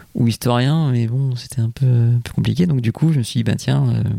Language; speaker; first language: French; native; French